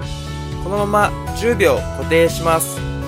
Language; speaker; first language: Japanese; native; Japanese